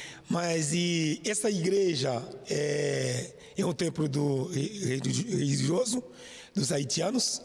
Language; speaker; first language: Portuguese; non-native, learner; Haitian Creole